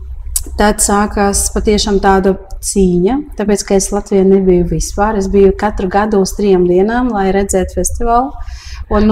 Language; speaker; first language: Latvian; early bilingual, heritage; Latvian